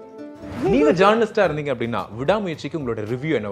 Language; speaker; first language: Tamil; native; Tamil